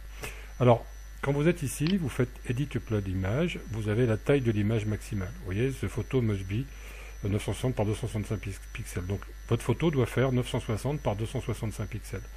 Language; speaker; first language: French; native; French